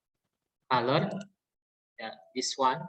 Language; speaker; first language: English; non-native, learner; Indonesian